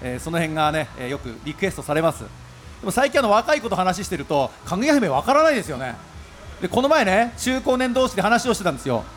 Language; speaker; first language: Japanese; native; Japanese